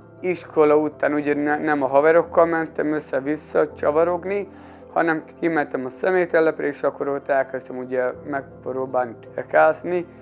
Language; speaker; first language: Hungarian; native; Hungarian